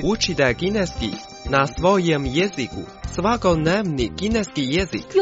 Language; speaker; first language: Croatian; non-native, fluent; Chinese